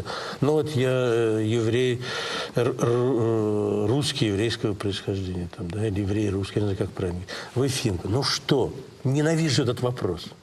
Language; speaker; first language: Russian; native; Russian